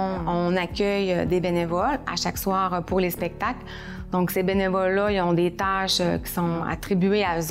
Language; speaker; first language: French; native; French